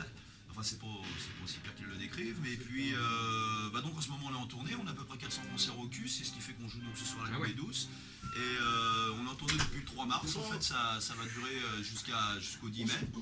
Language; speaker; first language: French; native; French